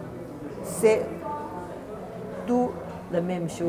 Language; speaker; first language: French; non-native, fluent; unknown